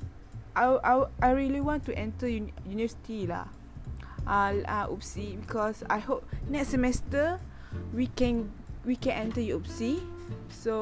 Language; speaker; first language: English; non-native, learner; Malay